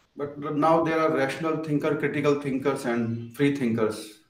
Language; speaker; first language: English; non-native, local second language; Punjabi